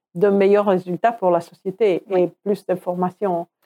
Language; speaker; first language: French; non-native, fluent; Croatian